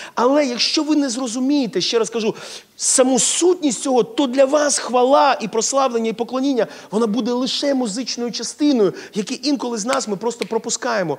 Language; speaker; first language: Ukrainian; non-native, local second language; Russian